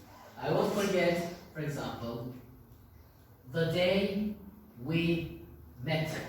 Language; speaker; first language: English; non-native, fluent; Turkish